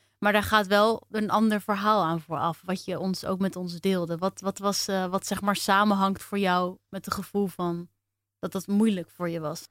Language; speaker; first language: Dutch; native; Dutch